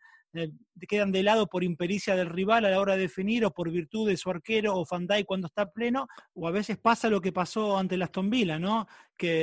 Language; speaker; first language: Spanish; native; Spanish